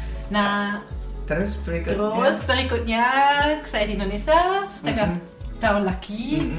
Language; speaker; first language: Indonesian; non-native, fluent; German